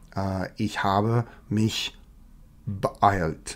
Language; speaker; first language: German; non-native, fluent; English